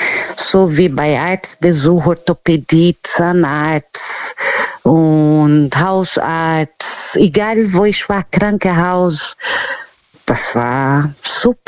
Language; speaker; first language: German; non-native, fluent; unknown